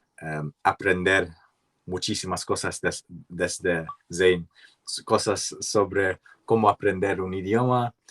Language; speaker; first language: Spanish; non-native, learner; English